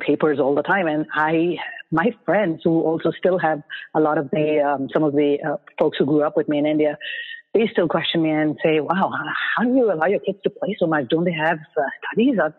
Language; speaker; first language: English; non-native, local second language; Bangla